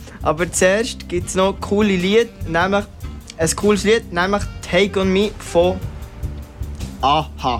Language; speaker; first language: German; native; German